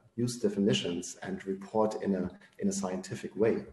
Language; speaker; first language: English; non-native, fluent; German